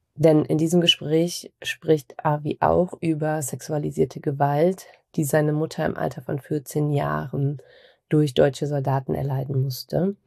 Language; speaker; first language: German; native; German